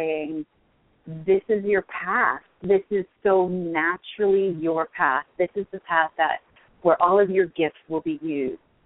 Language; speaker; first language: English; native; English